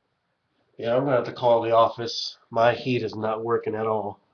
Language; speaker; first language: English; native; English